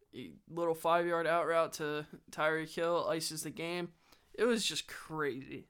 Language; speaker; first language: English; native; English